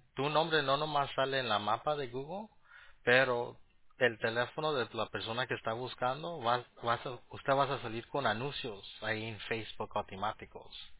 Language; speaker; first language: Spanish; early bilingual, heritage; Spanish